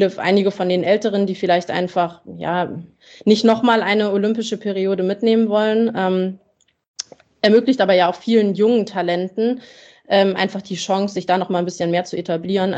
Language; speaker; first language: German; native; German